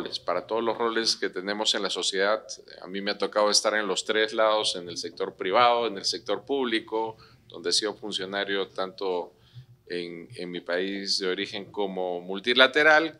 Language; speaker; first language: Spanish; native; Spanish